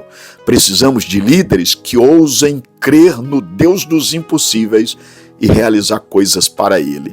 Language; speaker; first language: Portuguese; native; Portuguese